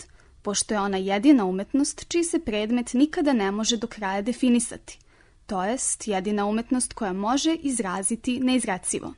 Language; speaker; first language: Serbian; native; Serbian